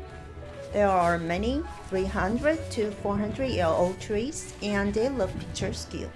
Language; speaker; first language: English; non-native, fluent; Korean